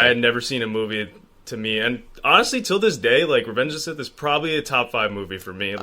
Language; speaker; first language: English; native; English